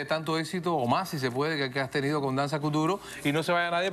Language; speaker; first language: Spanish; native; Spanish